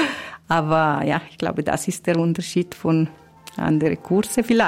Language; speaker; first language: German; non-native, fluent; Italian